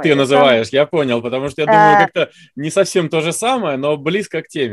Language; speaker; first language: Russian; native; Russian